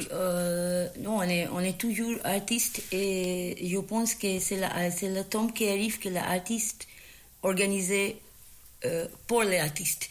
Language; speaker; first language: French; non-native, learner; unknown